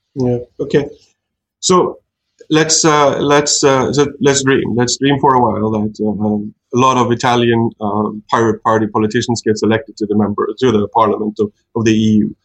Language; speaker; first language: English; non-native, fluent; Norwegian